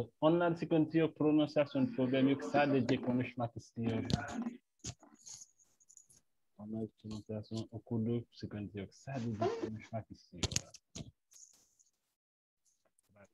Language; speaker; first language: Turkish; non-native, learner; French